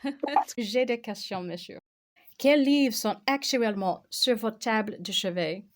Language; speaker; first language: French; non-native, fluent; English